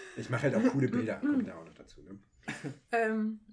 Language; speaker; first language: German; native; German